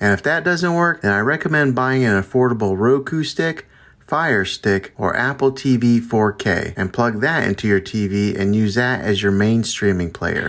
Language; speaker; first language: English; native; English